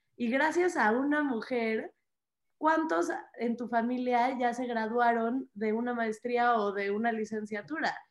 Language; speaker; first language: Spanish; native; Spanish